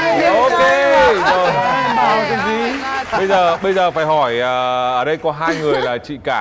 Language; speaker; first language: Vietnamese; native; Vietnamese